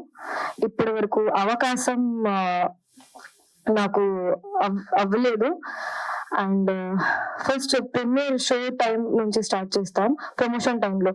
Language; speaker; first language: Telugu; non-native, learner; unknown